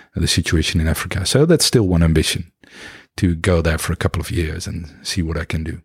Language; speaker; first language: English; non-native, fluent; Dutch